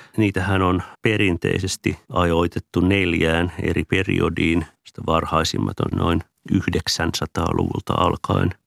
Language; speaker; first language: Finnish; native; Finnish